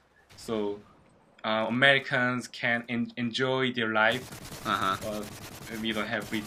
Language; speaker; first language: English; non-native, learner; Korean